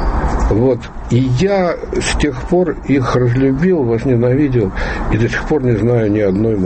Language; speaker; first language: Russian; native; Russian